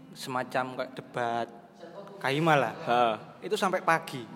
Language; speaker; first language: Indonesian; non-native, local second language; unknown